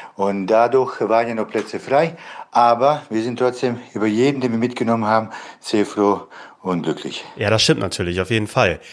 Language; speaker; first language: German; non-native, fluent; Bosnian